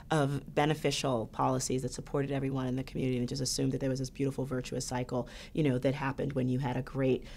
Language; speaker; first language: English; native; English